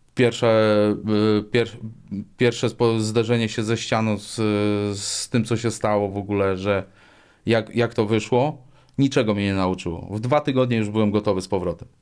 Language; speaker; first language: Polish; native; Polish